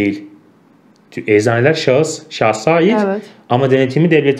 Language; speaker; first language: Turkish; native; Turkish